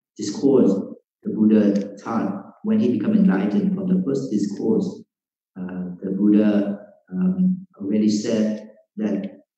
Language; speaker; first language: English; non-native, fluent; Vietnamese